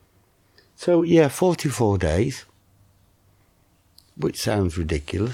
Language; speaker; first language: English; native; English